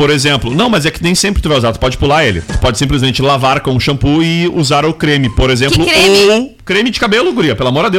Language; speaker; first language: Portuguese; native; Portuguese